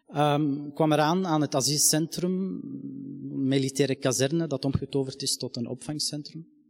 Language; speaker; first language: Dutch; non-native, fluent; Arabic